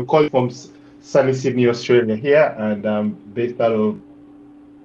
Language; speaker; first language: English; non-native, local second language; Ganda